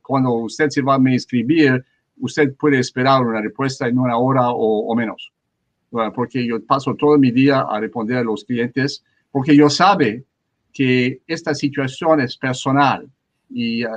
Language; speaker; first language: Spanish; non-native, learner; French